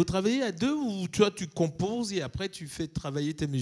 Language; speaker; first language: French; native; French